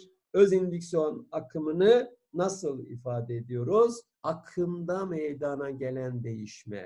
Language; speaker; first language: Turkish; native; Turkish